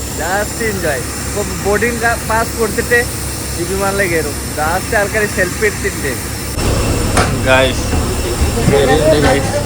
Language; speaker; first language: Malayalam; non-native, learner; Bangla